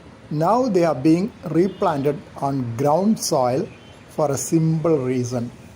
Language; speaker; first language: English; non-native, local second language; Malayalam